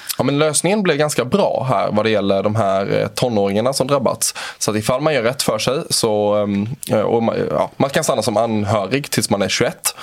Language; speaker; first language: Swedish; native; Swedish